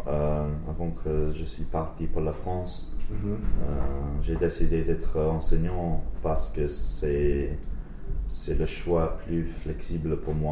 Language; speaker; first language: French; non-native, learner; English